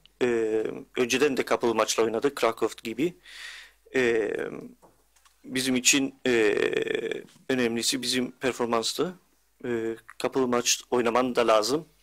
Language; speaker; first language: Turkish; early bilingual, heritage; Turkish